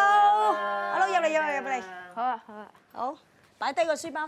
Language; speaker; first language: Cantonese; native; Cantonese